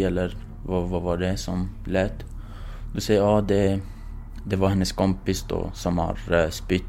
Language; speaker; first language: Swedish; non-native, fluent; Kurdish